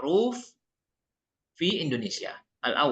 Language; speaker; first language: Arabic; non-native, fluent; Indonesian